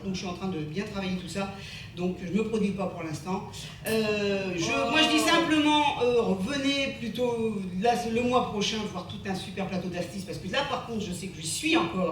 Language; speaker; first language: French; native; French